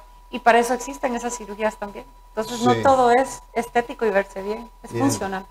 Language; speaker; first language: Spanish; native; Spanish